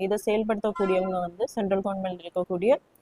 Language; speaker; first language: Tamil; native; Tamil